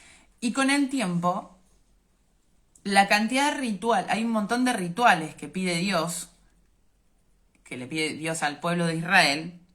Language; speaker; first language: Spanish; native; Spanish